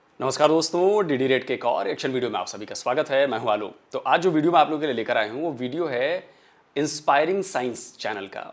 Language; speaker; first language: Hindi; native; Hindi